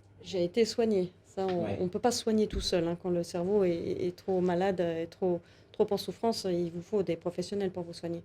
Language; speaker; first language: French; native; French